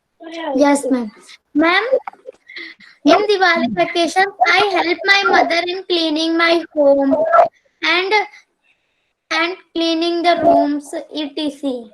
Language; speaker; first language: English; non-native, learner; Hindi